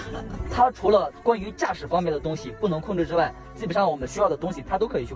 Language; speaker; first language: Chinese; native; Chinese